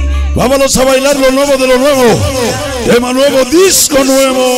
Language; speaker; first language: Spanish; native; Spanish